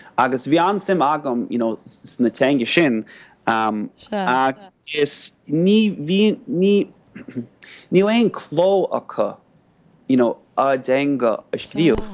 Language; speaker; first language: Irish; non-native, fluent; English